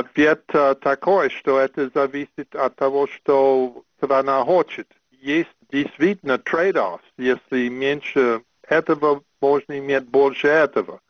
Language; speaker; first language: Russian; non-native, fluent; English